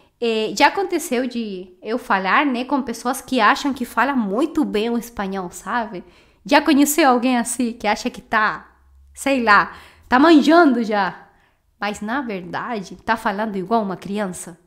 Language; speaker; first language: Portuguese; non-native, fluent; Spanish